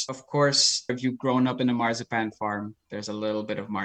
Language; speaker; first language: English; non-native, local second language; Filipino